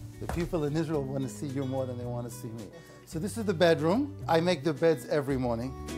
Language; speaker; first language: English; native; English